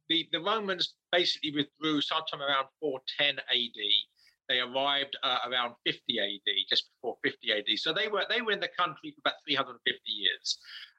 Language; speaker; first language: English; native; English